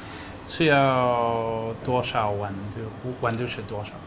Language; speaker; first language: Chinese; non-native, learner; English